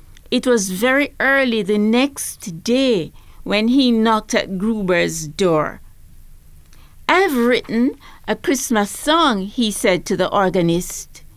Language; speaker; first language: English; native; English